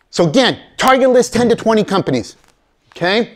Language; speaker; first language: English; early bilingual, other home language; Spanish